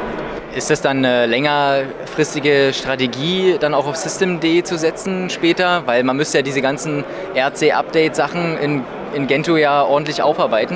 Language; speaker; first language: German; native; German